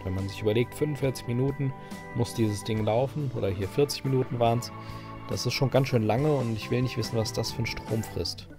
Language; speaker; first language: German; native; German